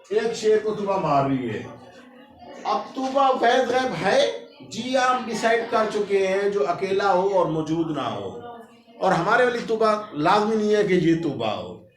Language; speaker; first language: Urdu; non-native, local second language; Saraiki